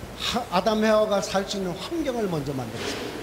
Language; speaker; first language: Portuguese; non-native, learner; Korean